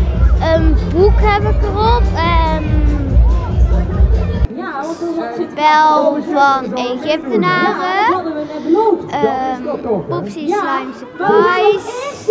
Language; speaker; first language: Dutch; native; Dutch